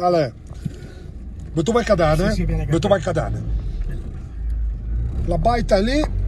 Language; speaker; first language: Italian; native; Italian